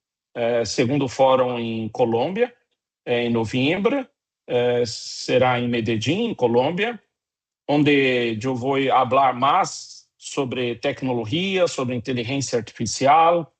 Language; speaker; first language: Portuguese; non-native, fluent; Spanish